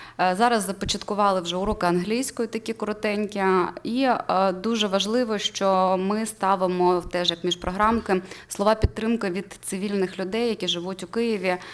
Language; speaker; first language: Ukrainian; native; Ukrainian